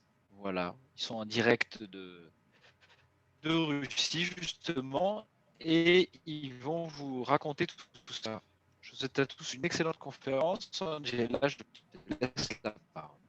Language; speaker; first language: French; native; French